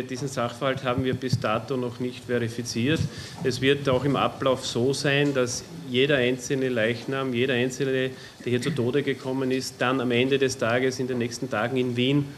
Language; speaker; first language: German; native; German